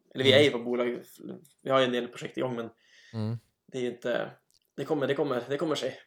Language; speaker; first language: Swedish; native; Swedish